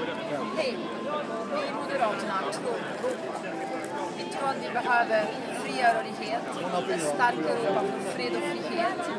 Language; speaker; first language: Swedish; non-native, fluent; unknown